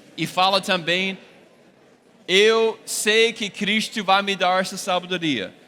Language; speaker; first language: Portuguese; non-native, fluent; English